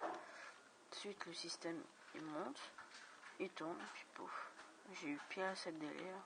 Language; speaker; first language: French; native; French